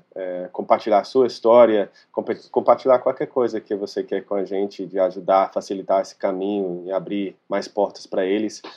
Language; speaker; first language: Portuguese; non-native, fluent; English